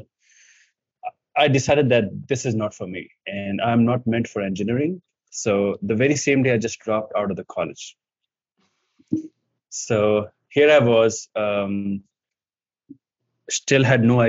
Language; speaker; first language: English; non-native, local second language; Hindi